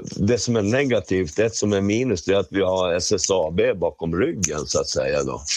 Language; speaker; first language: Swedish; native; Swedish